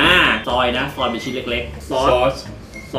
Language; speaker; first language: Thai; native; Thai